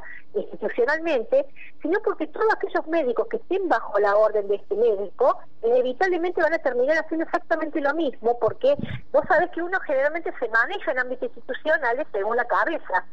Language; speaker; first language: Spanish; native; Spanish